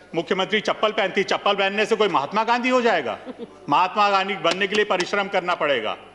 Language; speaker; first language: Hindi; native; Hindi